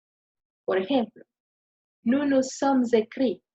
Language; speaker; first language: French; non-native, fluent; Spanish